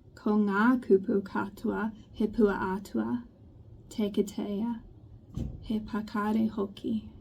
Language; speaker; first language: Māori; non-native, local second language; English